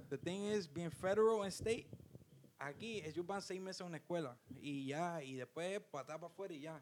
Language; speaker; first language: Spanish; early bilingual, heritage; Spanish